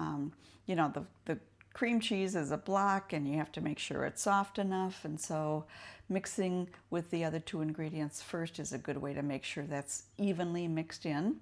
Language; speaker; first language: English; native; English